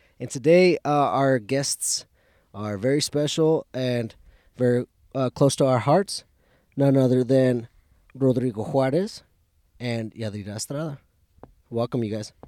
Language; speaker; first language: English; early bilingual, other home language; Spanish